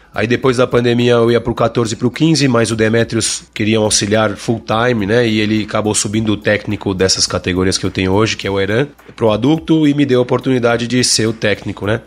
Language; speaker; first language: Portuguese; non-native, fluent; Spanish